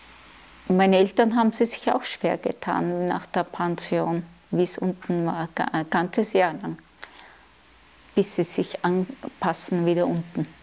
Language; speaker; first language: German; early bilingual, other home language; Turkish